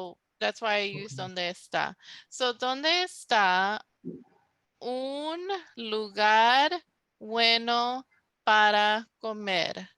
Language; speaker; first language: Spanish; non-native, fluent; English